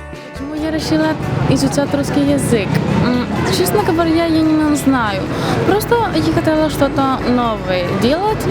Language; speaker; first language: Russian; non-native, fluent; Greek